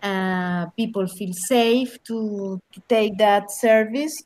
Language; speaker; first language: English; non-native, learner; Spanish